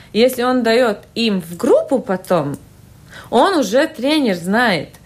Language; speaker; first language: Russian; non-native, local second language; Latvian